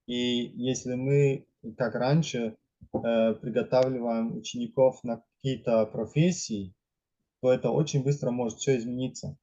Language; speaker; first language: Russian; non-native, fluent; German